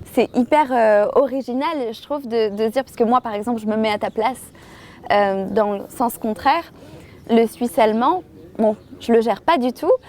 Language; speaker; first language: French; native; French